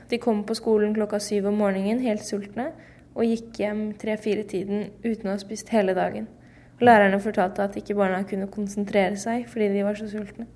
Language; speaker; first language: Norwegian; native; Norwegian